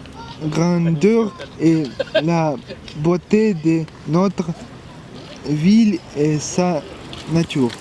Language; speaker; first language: French; non-native, fluent; Russian